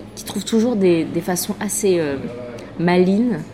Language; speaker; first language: French; native; French